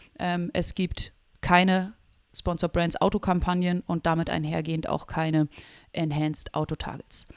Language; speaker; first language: German; native; German